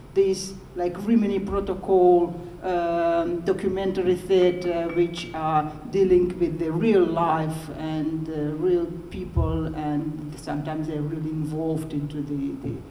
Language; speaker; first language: English; non-native, learner; Russian